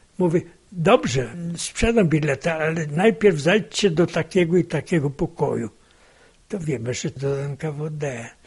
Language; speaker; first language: Polish; native; Polish